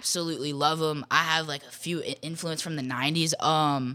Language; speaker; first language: English; native; English